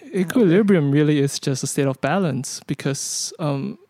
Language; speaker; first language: English; native; English